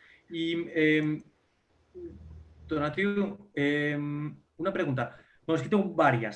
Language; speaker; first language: Spanish; native; Spanish